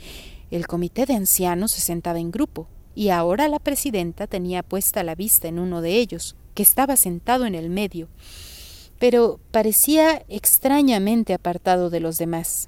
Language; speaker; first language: Spanish; native; Spanish